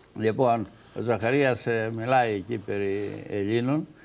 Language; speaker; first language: Greek; native; Greek